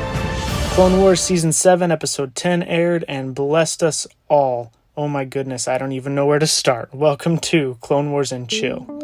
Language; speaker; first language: English; native; English